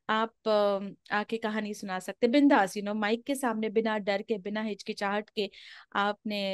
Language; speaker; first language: Hindi; non-native, local second language; Marathi